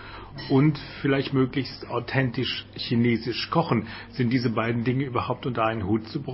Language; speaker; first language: German; native; German